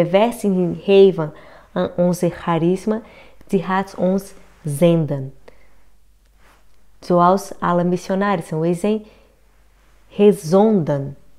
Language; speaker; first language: Dutch; non-native, learner; Portuguese